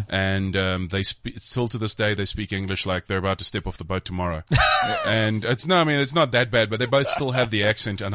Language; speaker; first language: English; native; English